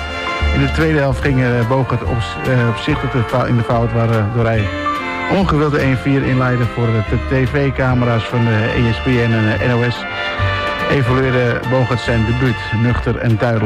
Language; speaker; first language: Dutch; native; Dutch